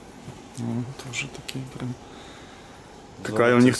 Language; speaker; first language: Russian; native; Russian